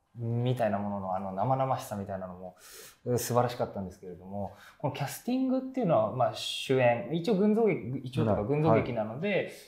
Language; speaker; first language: Japanese; native; Japanese